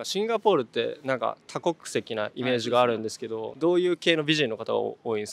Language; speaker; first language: Japanese; native; Japanese